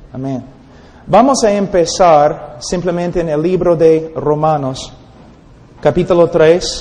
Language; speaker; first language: Spanish; non-native, fluent; English